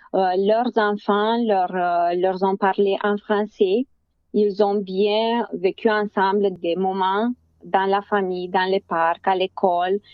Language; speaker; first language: French; non-native, fluent; Romanian